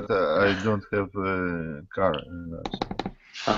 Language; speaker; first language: English; non-native, learner; Russian